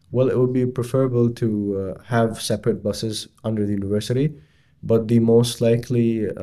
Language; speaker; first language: English; non-native, fluent; Arabic